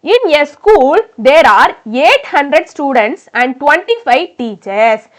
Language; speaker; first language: English; non-native, local second language; Tamil